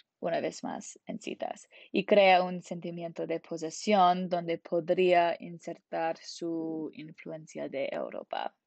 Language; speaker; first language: Spanish; non-native, learner; English